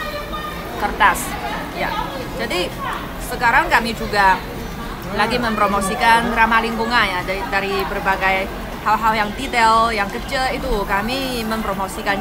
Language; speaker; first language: Indonesian; non-native, fluent; Chinese